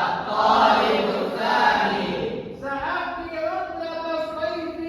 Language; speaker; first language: Arabic; non-native, fluent; Indonesian